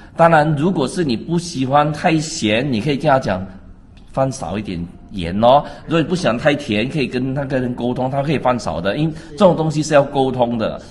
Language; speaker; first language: Chinese; native; Chinese